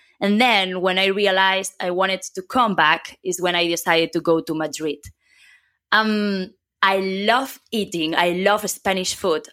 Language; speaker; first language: English; non-native, fluent; Catalan